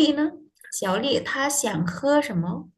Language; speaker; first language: Chinese; non-native, fluent; Indonesian